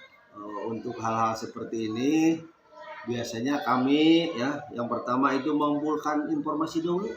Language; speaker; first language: Indonesian; native; Indonesian